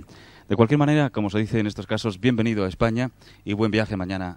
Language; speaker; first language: Spanish; native; Spanish